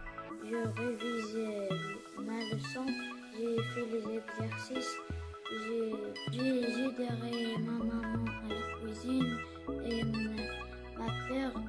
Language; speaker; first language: French; non-native, learner; Arabic